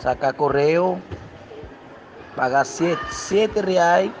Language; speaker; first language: Spanish; non-native, local second language; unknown